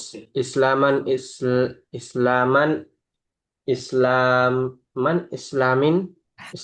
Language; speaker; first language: Arabic; non-native, learner; Indonesian